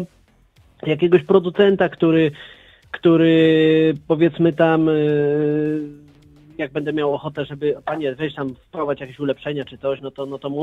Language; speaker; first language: Polish; native; Polish